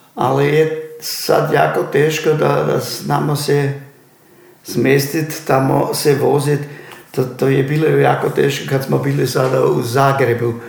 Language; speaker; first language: Croatian; native; Croatian